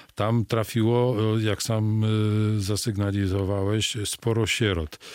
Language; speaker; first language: Polish; native; Polish